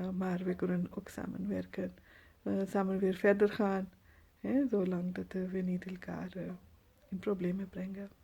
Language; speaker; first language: Dutch; non-native, fluent; Urdu